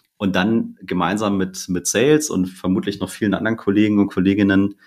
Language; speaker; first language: German; native; German